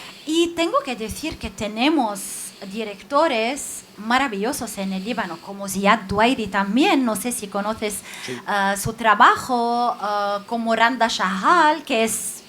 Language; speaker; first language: Spanish; non-native, fluent; Arabic